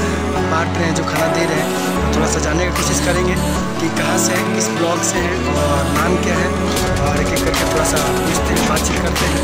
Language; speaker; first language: Hindi; non-native, local second language; Odia